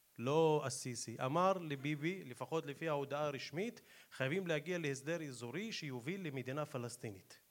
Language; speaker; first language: Hebrew; non-native, local second language; Arabic